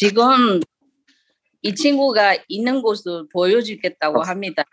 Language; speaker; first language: Korean; non-native, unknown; Burmese